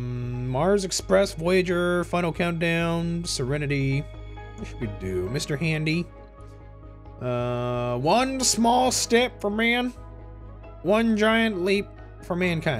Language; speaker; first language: English; native; English